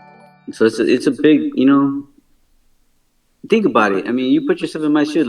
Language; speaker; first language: English; native; English